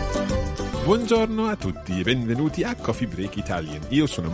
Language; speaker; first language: Italian; non-native, fluent; English